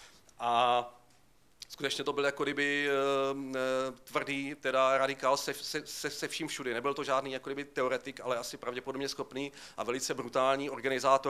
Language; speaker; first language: Czech; native; Czech